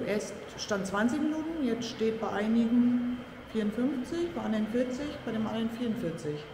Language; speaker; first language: German; native; German